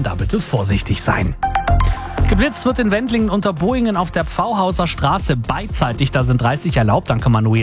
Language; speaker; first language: German; native; German